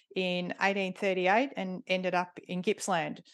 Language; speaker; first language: English; native; English